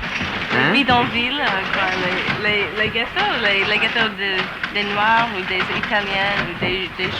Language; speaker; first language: French; non-native, learner; English